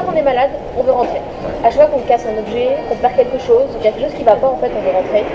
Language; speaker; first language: French; native; French